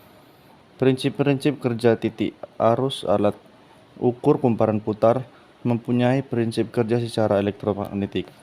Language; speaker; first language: Indonesian; native; Indonesian